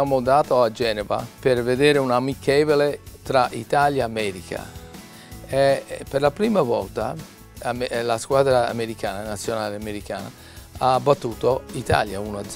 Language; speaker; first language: Italian; non-native, learner; English